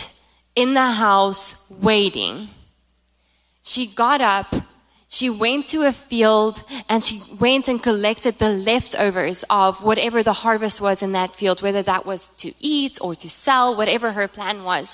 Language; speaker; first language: English; non-native, local second language; Afrikaans